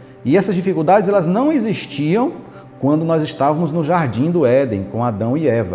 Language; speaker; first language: Portuguese; native; Portuguese